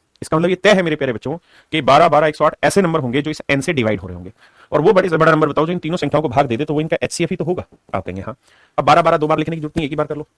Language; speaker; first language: Hindi; native; Hindi